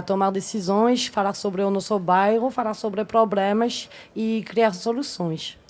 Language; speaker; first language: Portuguese; non-native, fluent; French